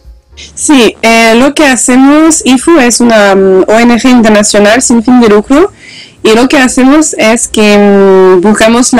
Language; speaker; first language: Spanish; non-native, learner; French